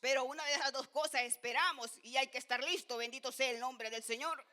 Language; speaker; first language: Spanish; native; Spanish